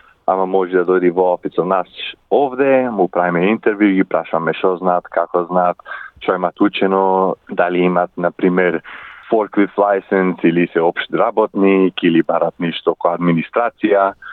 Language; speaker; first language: Macedonian; early bilingual, heritage; Macedonian